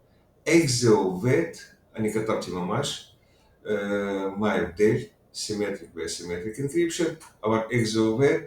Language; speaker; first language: Hebrew; non-native, fluent; Russian